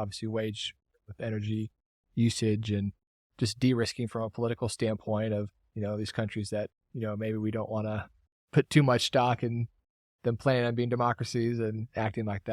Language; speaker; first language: English; native; English